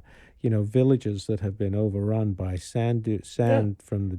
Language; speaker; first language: English; native; English